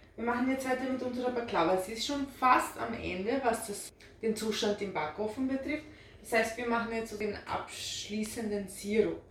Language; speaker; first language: German; early bilingual, other home language; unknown